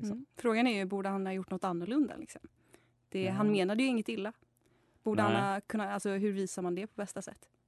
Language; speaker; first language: Swedish; native; Swedish